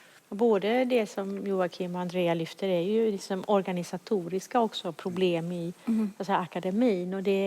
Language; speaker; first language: Swedish; native; Swedish